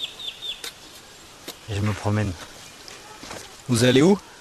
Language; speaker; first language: French; native; French